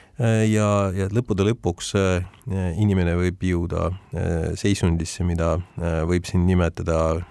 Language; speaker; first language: Estonian; non-native, local second language; Russian